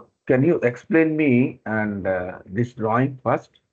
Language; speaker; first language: English; non-native, learner; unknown